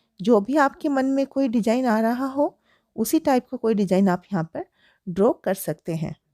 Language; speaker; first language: Hindi; native; Hindi